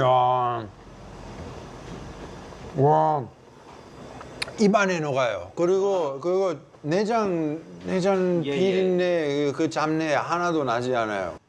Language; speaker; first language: Korean; non-native, fluent; Italian